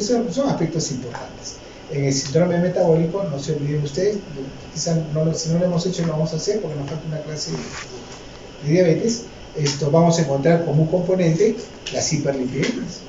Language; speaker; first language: Spanish; native; Spanish